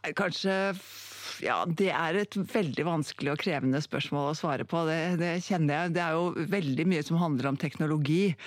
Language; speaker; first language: Norwegian; native; Norwegian